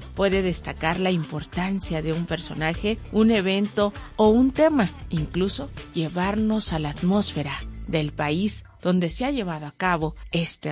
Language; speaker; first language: Spanish; native; Spanish